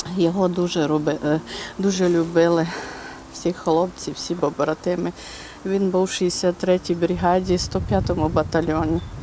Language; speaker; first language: Ukrainian; native; Ukrainian